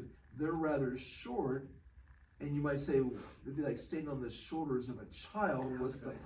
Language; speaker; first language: English; native; English